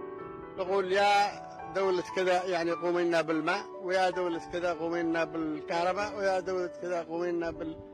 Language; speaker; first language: Arabic; native; Arabic